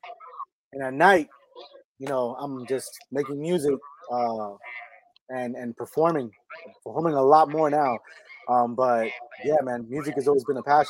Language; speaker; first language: English; early bilingual, other home language; Spanish